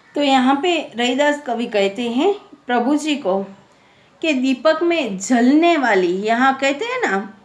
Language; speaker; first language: Hindi; non-native, local second language; Gujarati